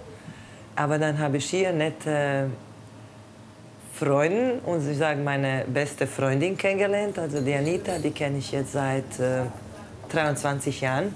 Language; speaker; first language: German; non-native, fluent; Croatian